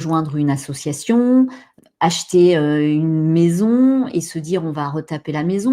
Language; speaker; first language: French; native; French